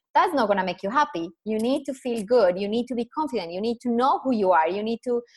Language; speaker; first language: English; non-native, fluent; Spanish